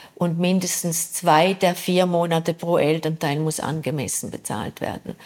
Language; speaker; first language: German; native; German